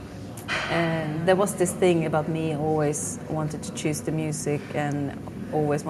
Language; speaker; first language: English; non-native, fluent; Swedish